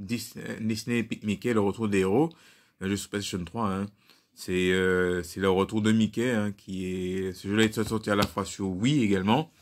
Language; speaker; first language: French; native; French